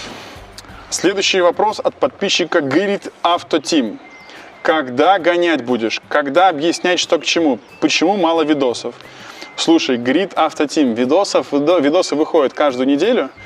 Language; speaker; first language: Russian; native; Russian